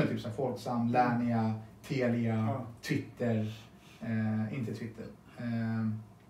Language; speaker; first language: Swedish; native; Swedish